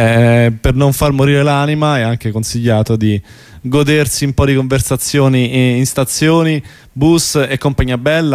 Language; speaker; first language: Italian; native; Italian